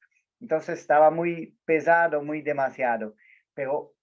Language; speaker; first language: Spanish; non-native, learner; Portuguese